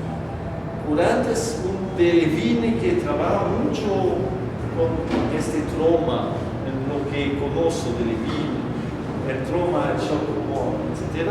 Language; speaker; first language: Spanish; non-native, learner; French